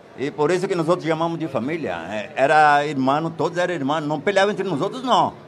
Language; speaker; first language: Spanish; non-native, fluent; Portuguese